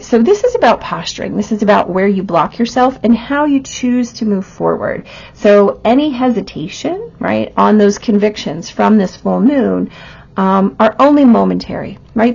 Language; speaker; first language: English; native; English